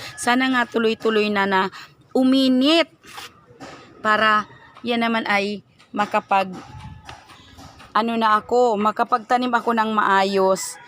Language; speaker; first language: Filipino; non-native, local second language; Bikol